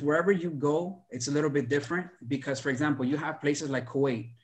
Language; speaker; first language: English; early bilingual, other home language; Spanish